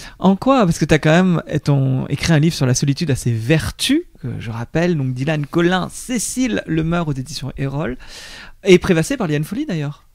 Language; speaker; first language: French; native; French